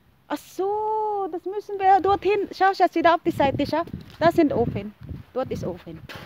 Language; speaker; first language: English; non-native, local second language; Filipino